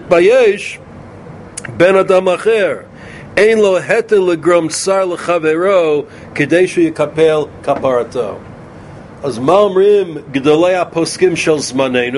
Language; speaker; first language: Hebrew; non-native, fluent; English